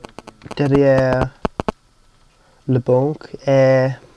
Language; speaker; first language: French; non-native, learner; English